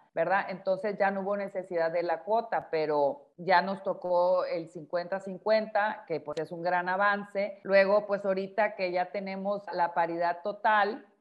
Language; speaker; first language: Spanish; native; Spanish